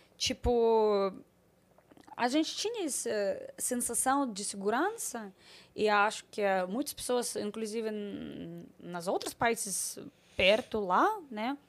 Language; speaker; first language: Portuguese; non-native, fluent; Russian